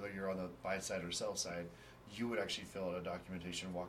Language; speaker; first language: English; native; English